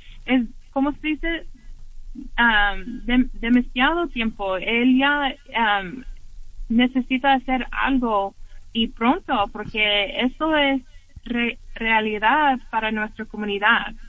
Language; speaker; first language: Spanish; early bilingual, heritage; English